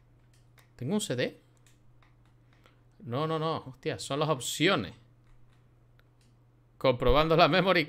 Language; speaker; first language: Spanish; native; Spanish